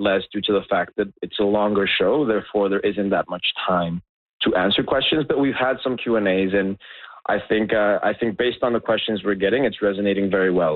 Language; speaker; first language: English; non-native, fluent; Spanish